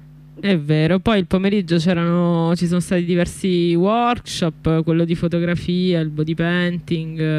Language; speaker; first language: Italian; native; Italian